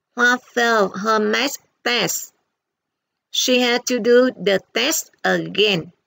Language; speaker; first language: English; non-native, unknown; Vietnamese